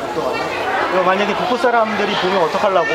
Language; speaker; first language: Korean; native; Korean